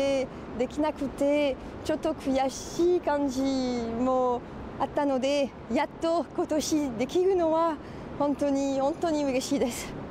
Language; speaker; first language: Japanese; non-native, fluent; French